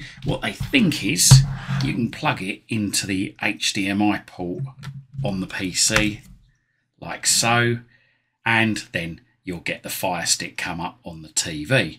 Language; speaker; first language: English; native; English